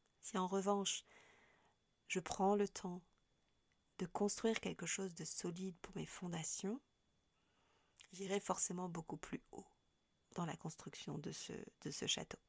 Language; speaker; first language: French; native; French